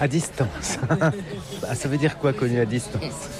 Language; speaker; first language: French; native; French